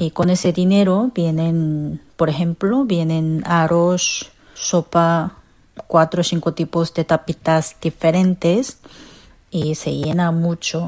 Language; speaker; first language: Spanish; non-native, learner; Korean